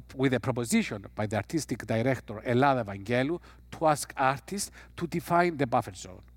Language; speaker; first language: English; non-native, fluent; Greek